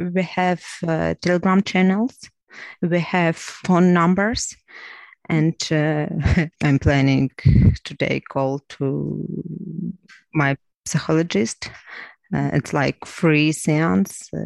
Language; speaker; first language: English; non-native, learner; Ukrainian